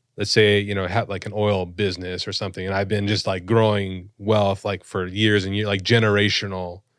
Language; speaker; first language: English; native; English